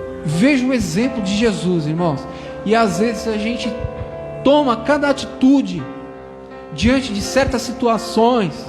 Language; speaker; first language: Portuguese; native; Portuguese